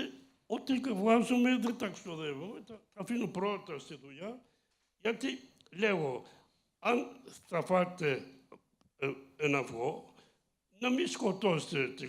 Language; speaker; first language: Greek; early bilingual, heritage; Greek